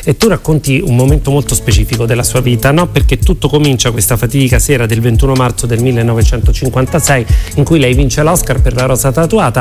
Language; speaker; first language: Italian; native; Italian